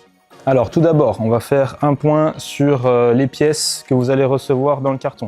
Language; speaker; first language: French; native; French